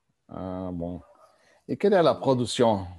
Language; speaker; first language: French; non-native, learner; Portuguese